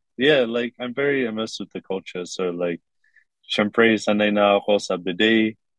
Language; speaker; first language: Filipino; non-native, fluent; English